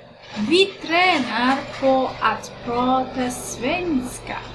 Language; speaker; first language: Swedish; non-native, fluent; Persian